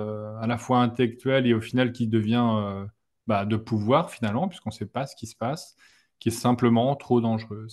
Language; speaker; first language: French; native; French